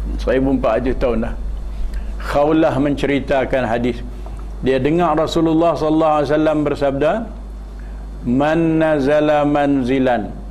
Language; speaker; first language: Malay; early bilingual, heritage; Malay